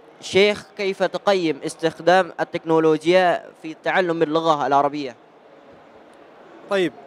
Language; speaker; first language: Arabic; non-native, learner; Indonesian